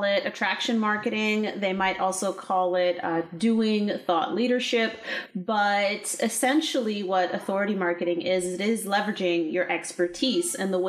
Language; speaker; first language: English; native; English